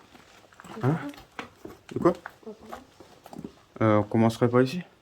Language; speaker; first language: French; native; French